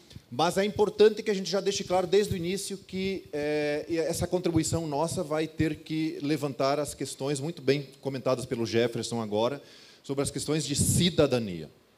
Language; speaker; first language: Portuguese; native; Portuguese